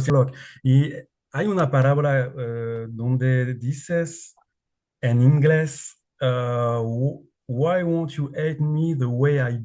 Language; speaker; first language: Spanish; non-native, learner; French